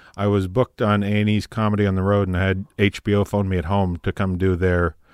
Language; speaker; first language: English; native; English